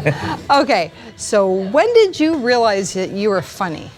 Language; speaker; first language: English; native; English